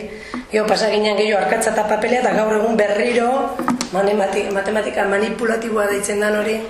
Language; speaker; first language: Basque; native; Basque